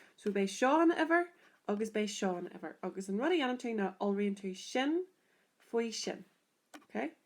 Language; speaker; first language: Irish; native; Irish